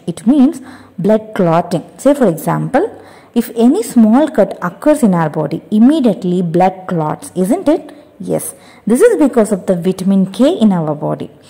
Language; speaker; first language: English; non-native, local second language; Telugu